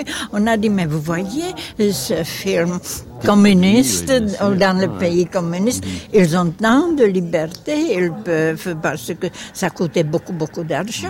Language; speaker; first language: French; non-native, fluent; Czech